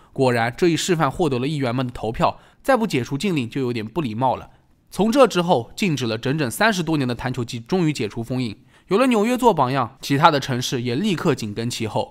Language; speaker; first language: Chinese; native; Chinese